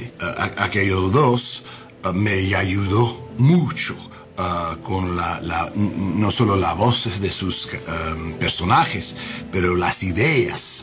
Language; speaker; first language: Spanish; non-native, learner; English